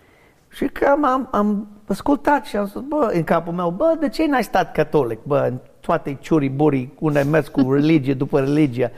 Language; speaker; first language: Romanian; non-native, learner; English